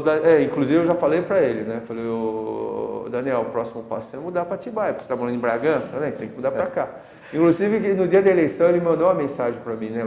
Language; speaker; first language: Portuguese; native; Portuguese